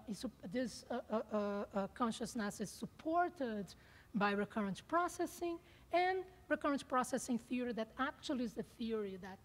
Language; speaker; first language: English; non-native, fluent; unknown